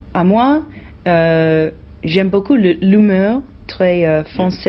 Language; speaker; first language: French; non-native, fluent; English